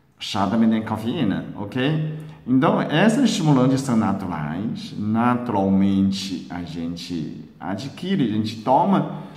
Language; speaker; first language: Portuguese; non-native, fluent; Chinese